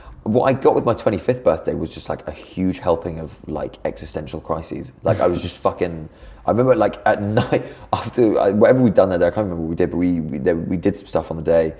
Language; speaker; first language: English; native; English